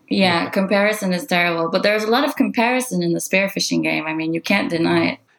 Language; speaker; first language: English; non-native, fluent; Hebrew